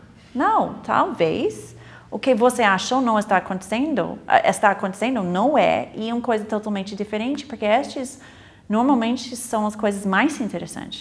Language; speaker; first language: Portuguese; non-native, fluent; English